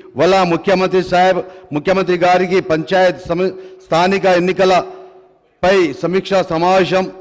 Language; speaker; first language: Telugu; non-native, local second language; Urdu